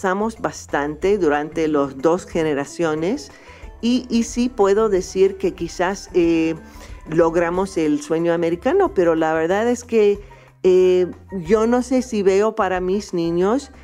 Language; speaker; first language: Spanish; non-native, fluent; English